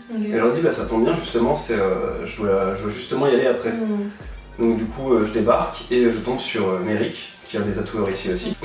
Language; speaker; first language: French; native; French